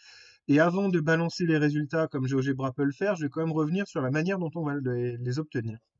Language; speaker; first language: French; native; French